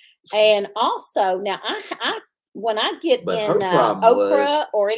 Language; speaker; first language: English; native; English